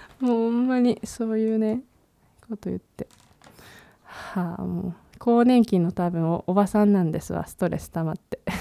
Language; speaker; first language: Japanese; native; Japanese